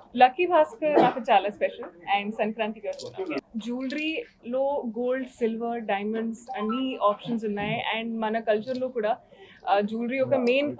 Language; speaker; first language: Telugu; non-native, learner; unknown